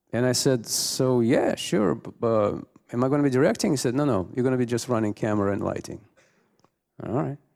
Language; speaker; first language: English; non-native, fluent; Russian